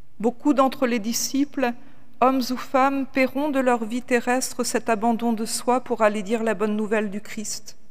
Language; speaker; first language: French; native; French